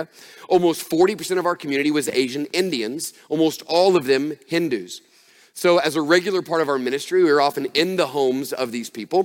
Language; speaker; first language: English; native; English